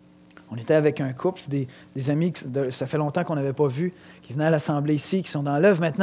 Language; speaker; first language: French; native; French